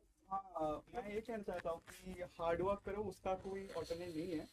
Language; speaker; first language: Hindi; non-native, local second language; Bangla